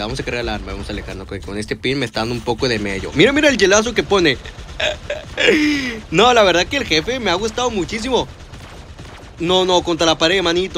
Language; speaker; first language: Spanish; native; Spanish